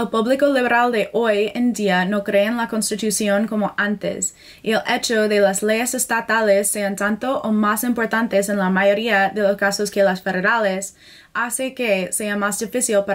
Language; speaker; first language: Spanish; non-native, fluent; English